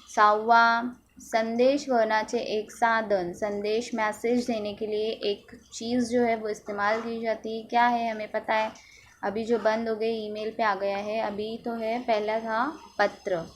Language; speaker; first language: Hindi; non-native, local second language; Marathi